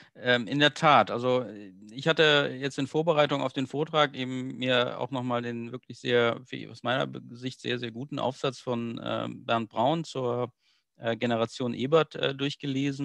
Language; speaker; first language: German; native; German